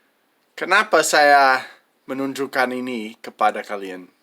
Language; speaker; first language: Indonesian; non-native, fluent; English